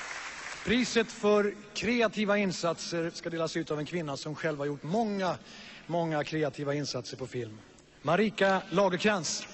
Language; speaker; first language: Swedish; native; Swedish